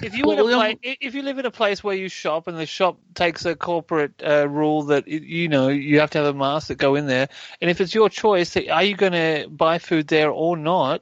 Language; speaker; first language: English; native; English